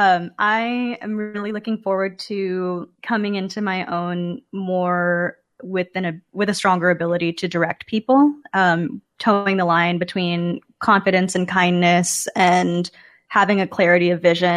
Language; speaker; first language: English; native; English